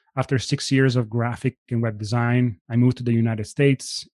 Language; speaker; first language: English; non-native, fluent; Italian